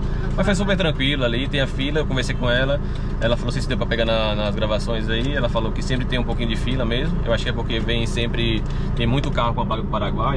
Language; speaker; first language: Portuguese; native; Portuguese